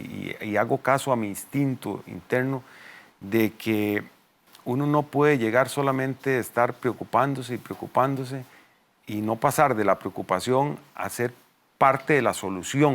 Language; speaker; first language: Spanish; native; Spanish